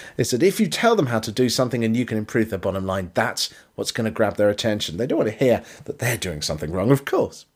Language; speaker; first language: English; native; English